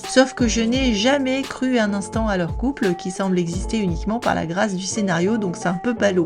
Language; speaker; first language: French; native; French